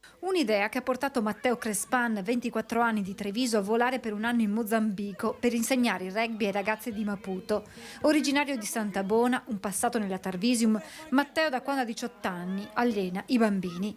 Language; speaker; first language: Italian; native; Italian